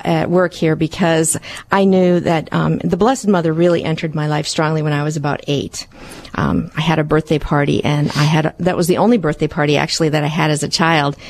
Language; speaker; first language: English; early bilingual, other home language; Hungarian